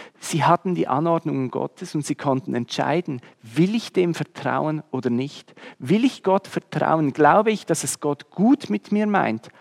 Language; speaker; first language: German; native; German